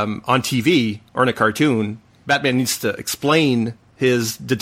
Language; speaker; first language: English; non-native, fluent; French